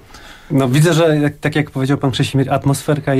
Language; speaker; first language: Polish; native; Polish